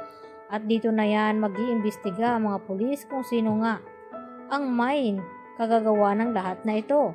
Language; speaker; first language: Filipino; native; Filipino